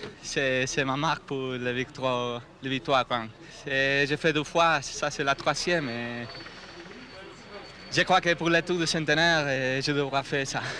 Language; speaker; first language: French; non-native, learner; Spanish